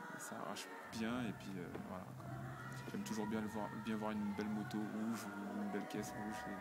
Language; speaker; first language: French; native; French